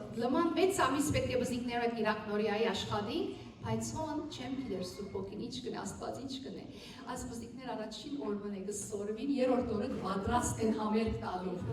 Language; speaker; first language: Armenian; early bilingual, heritage; Armenian